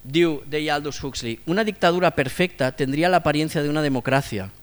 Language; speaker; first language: Spanish; non-native, local second language; Catalan